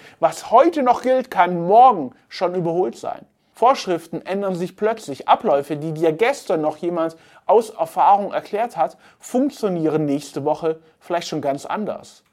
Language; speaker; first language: German; native; German